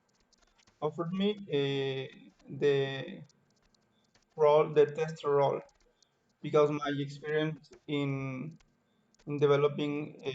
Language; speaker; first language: English; non-native, learner; Spanish